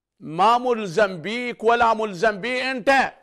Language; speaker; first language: Arabic; native; Arabic